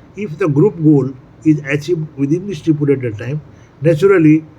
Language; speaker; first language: English; non-native, local second language; Nepali